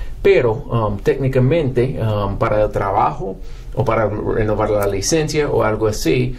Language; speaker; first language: Spanish; non-native, fluent; English